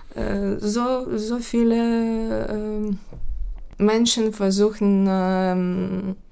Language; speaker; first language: German; non-native, fluent; Ukrainian